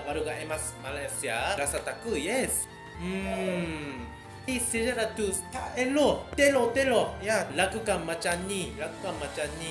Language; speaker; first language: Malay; non-native, fluent; Japanese